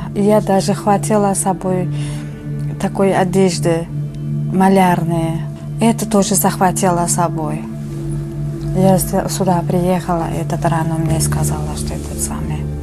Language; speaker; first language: Russian; non-native, learner; Uzbek